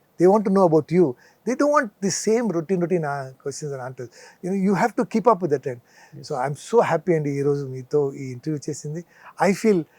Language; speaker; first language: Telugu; non-native, local second language; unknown